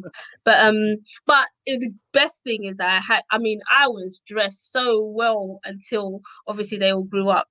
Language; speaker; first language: English; native; English